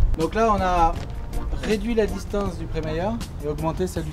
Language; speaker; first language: French; native; French